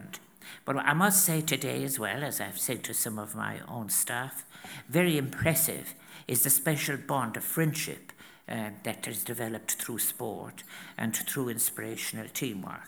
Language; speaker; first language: English; native; English